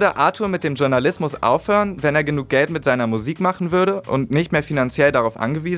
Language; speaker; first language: German; native; German